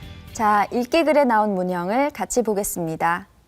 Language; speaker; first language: Korean; native; Korean